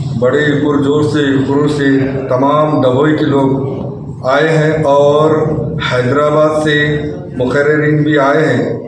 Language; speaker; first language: Urdu; native; Urdu